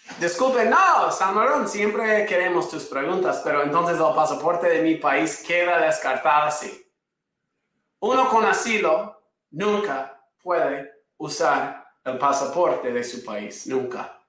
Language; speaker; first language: Spanish; non-native, fluent; English